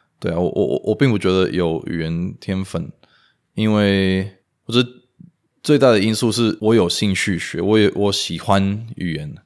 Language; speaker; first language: Chinese; non-native, fluent; Romanian